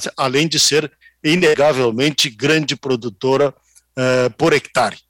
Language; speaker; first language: Portuguese; native; Portuguese